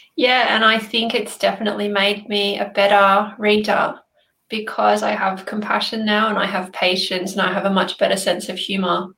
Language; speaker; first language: English; native; English